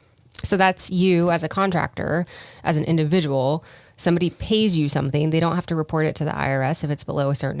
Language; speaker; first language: English; native; English